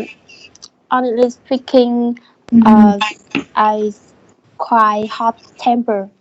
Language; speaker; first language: English; non-native, learner; Vietnamese